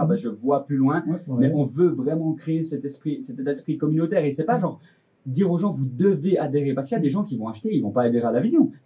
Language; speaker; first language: French; native; French